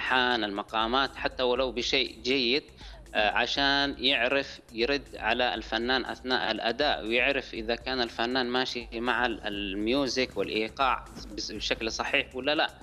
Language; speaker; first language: Arabic; native; Arabic